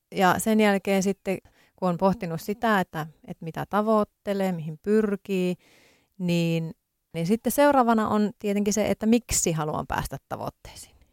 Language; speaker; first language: Finnish; native; Finnish